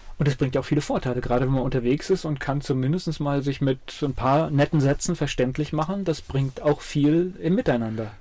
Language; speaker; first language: German; native; German